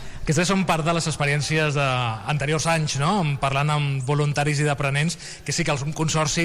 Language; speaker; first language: Catalan; native; Catalan